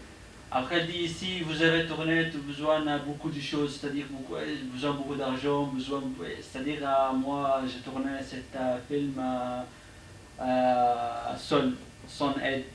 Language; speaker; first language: French; non-native, learner; Arabic